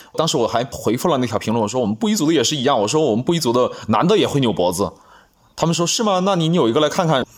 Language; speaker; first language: Chinese; non-native, local second language; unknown